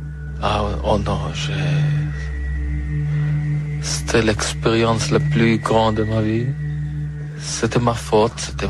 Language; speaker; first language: French; non-native, learner; Hebrew